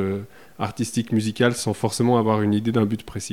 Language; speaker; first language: French; native; French